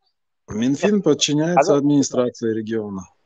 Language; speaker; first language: Russian; non-native, local second language; Chechen